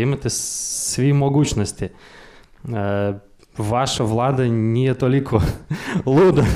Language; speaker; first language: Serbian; non-native, fluent; Russian